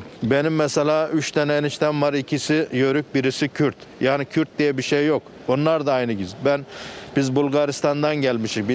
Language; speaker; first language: Turkish; native; Turkish